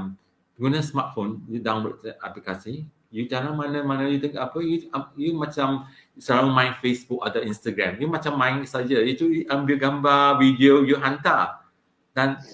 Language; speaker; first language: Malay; non-native, local second language; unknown